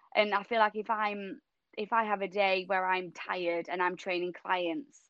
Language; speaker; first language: English; native; English